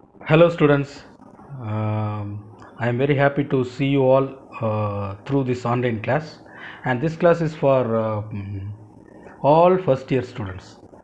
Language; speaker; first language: English; non-native, local second language; Tamil